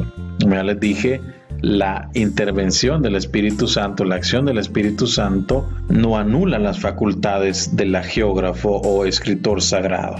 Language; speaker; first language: Spanish; native; Spanish